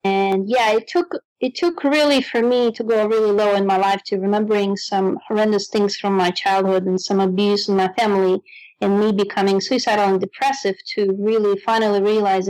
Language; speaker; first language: English; non-native, fluent; Russian